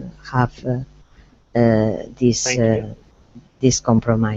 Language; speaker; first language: English; non-native, learner; Spanish